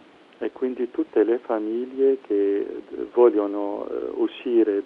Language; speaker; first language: Italian; non-native, fluent; Arabic